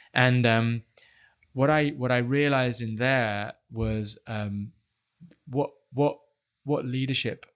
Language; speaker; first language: English; native; English